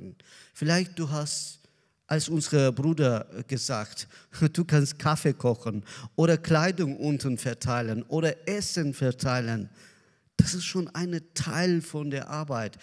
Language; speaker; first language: German; non-native, learner; Azerbaijani